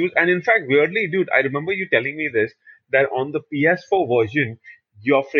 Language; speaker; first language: English; non-native, local second language; Hindi